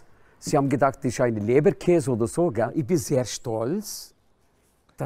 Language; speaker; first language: German; non-native, fluent; Turkish